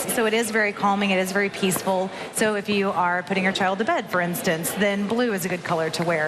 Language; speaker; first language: English; native; English